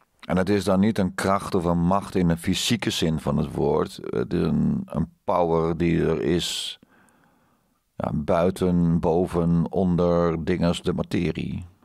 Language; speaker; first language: Dutch; native; Dutch